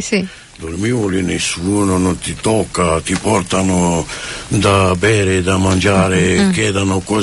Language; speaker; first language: Italian; non-native, fluent; Romany